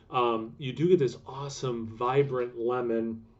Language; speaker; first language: English; native; English